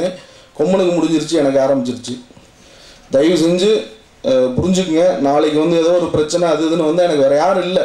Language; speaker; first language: Tamil; native; Tamil